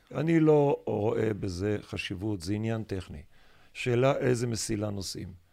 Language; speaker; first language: Hebrew; native; Hebrew